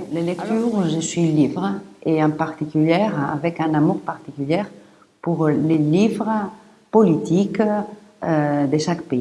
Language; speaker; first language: French; non-native, fluent; Greek